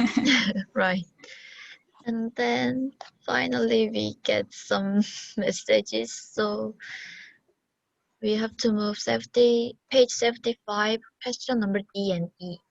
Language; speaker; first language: English; non-native, learner; Korean